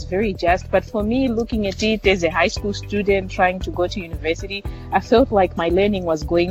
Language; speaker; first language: English; non-native, local second language; Shona